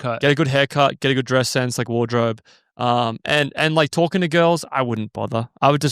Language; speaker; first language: English; native; English